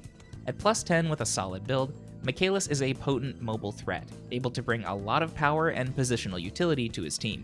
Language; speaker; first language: English; native; English